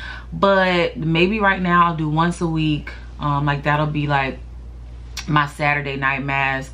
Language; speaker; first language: English; native; English